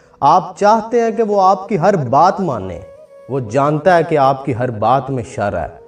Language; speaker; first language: Urdu; non-native, local second language; Punjabi